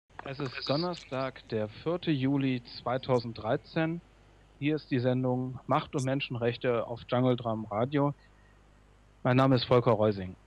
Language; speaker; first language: German; native; German